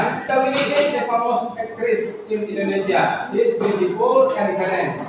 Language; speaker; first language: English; non-native, learner; Indonesian